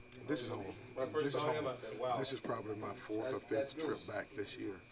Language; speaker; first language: English; native; English